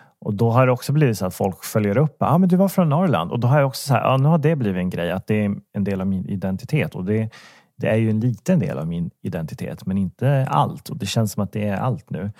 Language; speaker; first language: Swedish; native; Swedish